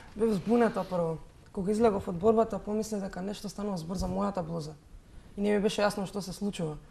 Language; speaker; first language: Macedonian; native; Macedonian